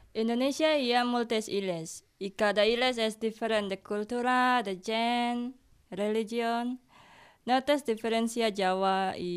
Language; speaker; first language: Catalan; non-native, learner; Indonesian